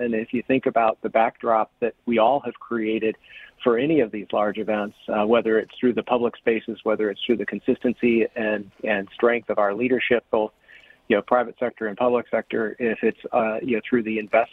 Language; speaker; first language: English; native; English